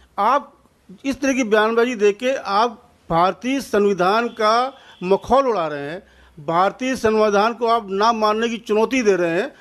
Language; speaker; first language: Hindi; native; Hindi